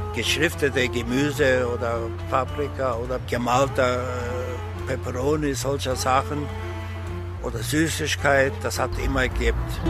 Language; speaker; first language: German; non-native, learner; Turkish